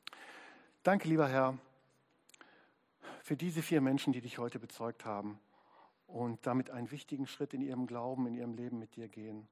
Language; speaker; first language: German; native; German